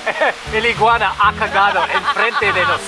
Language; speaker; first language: Spanish; non-native, learner; English